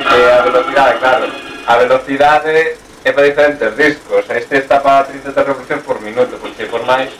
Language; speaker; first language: Spanish; non-native, local second language; Galician